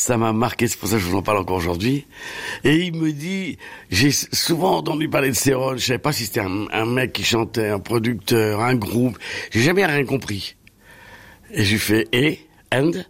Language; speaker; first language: French; native; French